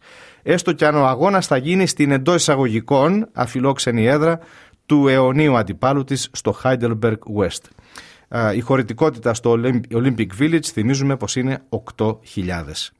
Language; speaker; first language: Greek; native; Greek